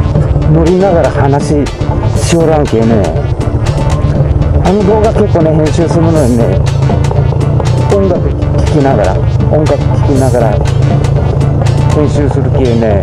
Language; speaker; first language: Japanese; native; Japanese